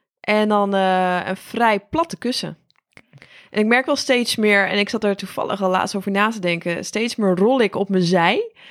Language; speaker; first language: Dutch; native; Dutch